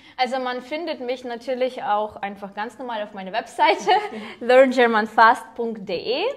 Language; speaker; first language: German; non-native, fluent; Ukrainian